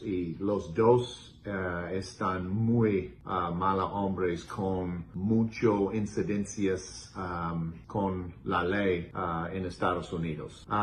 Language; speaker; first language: Spanish; non-native, learner; English